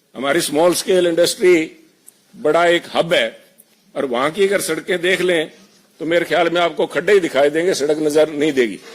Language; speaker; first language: Urdu; non-native, local second language; Punjabi